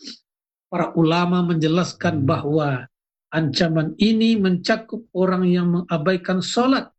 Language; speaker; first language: Indonesian; native; Indonesian